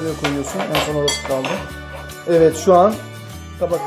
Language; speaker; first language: Turkish; native; Turkish